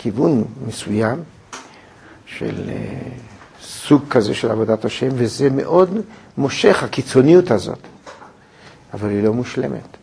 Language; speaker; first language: Hebrew; native; Hebrew